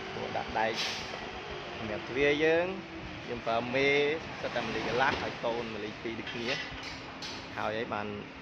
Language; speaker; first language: Khmer; native; Khmer